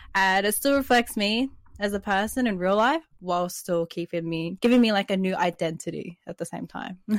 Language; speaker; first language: English; native; English